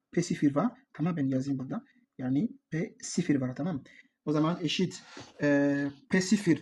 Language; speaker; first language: Turkish; non-native, learner; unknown